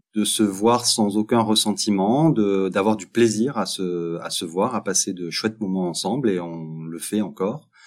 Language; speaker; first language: French; native; French